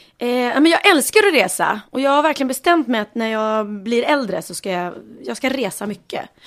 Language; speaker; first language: Swedish; native; Swedish